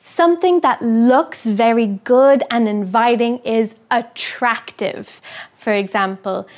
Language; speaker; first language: English; native; English